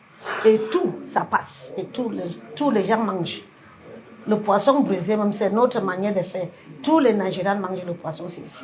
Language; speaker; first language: French; non-native, learner; English